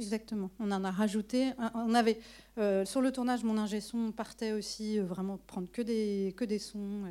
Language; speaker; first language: French; native; French